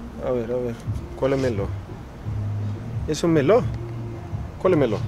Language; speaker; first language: Portuguese; non-native, learner; English